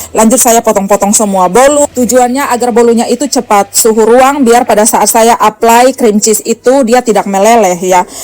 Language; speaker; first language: Indonesian; native; Indonesian